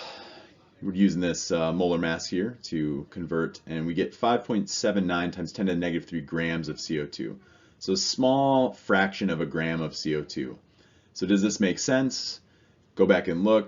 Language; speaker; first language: English; native; English